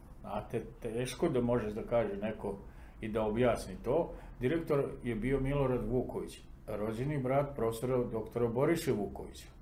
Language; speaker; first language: Serbian; non-native, local second language; Romany